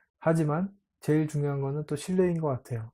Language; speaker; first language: Korean; native; Korean